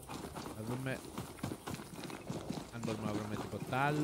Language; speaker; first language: Greek; native; Greek